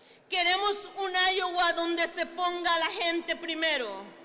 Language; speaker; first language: Spanish; native; Spanish